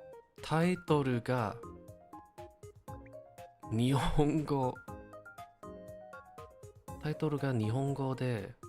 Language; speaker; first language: Japanese; non-native, learner; English